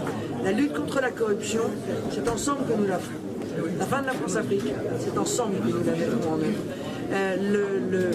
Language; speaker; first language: French; native; French